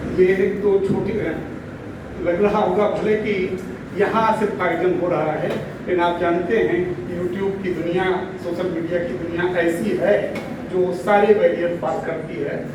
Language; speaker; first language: Hindi; native; Hindi